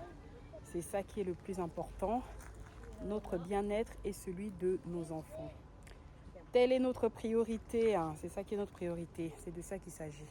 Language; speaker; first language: French; native; French